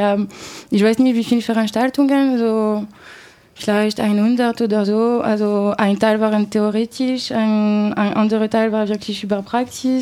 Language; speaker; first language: German; non-native, learner; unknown